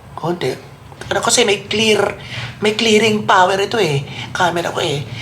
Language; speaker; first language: Filipino; native; Filipino